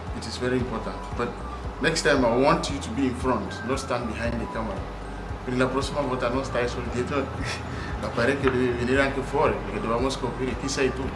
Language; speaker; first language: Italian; non-native, fluent; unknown